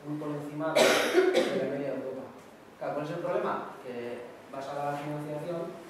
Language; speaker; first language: Spanish; non-native, local second language; Basque